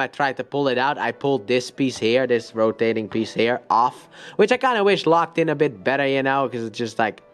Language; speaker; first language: English; native; English